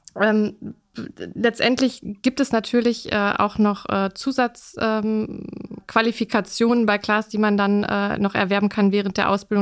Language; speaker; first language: German; native; German